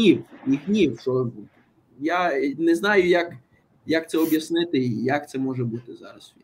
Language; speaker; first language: Ukrainian; early bilingual, heritage; Ukrainian